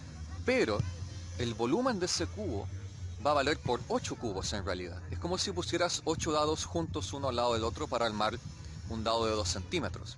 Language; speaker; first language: Spanish; native; Spanish